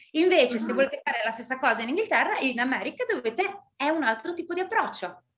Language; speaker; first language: Italian; native; Italian